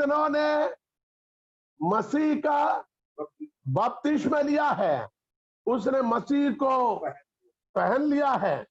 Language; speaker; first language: Hindi; non-native, local second language; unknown